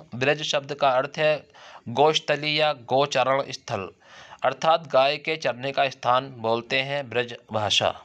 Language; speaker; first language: Hindi; native; Hindi